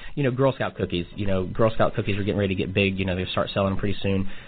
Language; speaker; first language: English; native; English